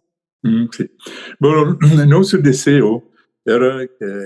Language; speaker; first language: Portuguese; non-native, learner; Persian